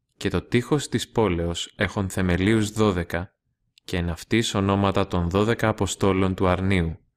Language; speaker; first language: Greek; non-native, learner; Russian